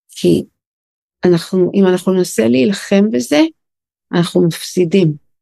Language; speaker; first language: Hebrew; native; Hebrew